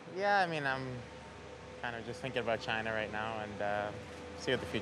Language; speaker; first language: English; native; English